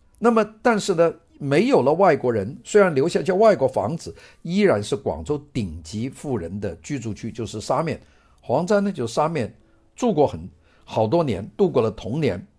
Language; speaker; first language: Chinese; non-native, local second language; Cantonese